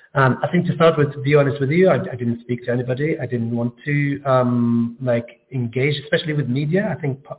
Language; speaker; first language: English; non-native, fluent; Arabic